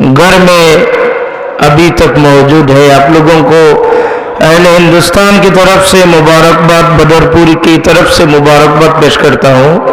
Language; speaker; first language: Urdu; non-native, local second language; Sylheti